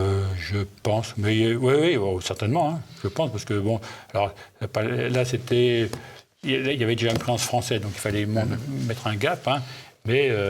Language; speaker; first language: French; native; French